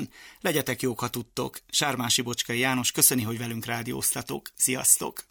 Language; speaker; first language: Hungarian; native; Hungarian